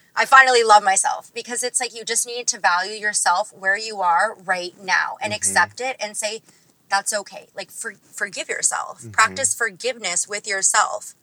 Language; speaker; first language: English; native; English